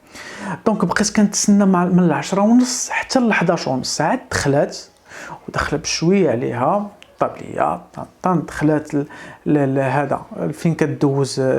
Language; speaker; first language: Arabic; native; Arabic